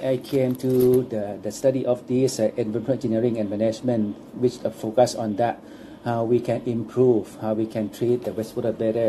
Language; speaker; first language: English; non-native, fluent; Thai